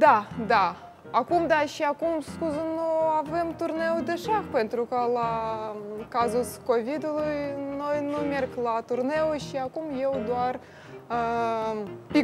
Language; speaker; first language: Romanian; non-native, learner; Russian